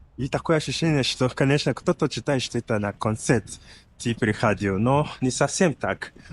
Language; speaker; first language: Russian; non-native, learner; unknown